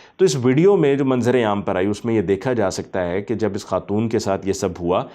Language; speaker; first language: Urdu; native; Urdu